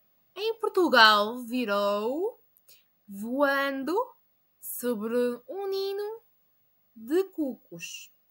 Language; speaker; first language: Portuguese; non-native, learner; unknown